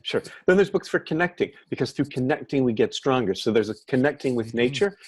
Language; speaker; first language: English; native; English